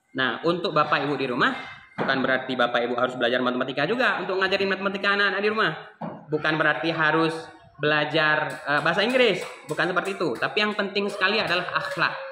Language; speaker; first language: Indonesian; non-native, local second language; Achinese